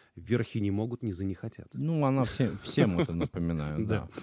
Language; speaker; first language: Russian; native; Russian